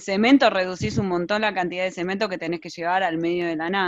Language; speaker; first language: Spanish; native; Spanish